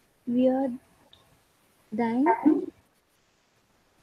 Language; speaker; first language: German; non-native, learner; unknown